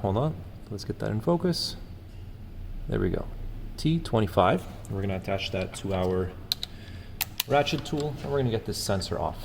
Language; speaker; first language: English; native; English